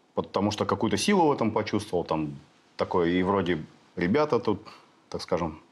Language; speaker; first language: Russian; native; Russian